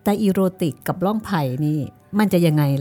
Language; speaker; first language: Thai; native; Thai